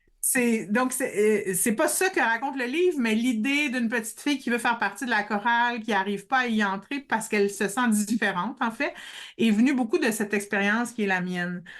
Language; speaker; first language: French; native; French